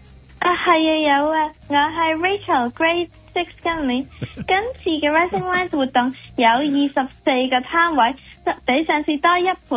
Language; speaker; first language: Cantonese; early bilingual, heritage; Cantonese